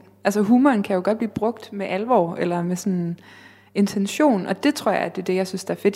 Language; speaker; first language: Danish; native; Danish